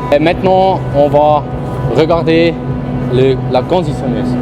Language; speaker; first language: French; non-native, fluent; German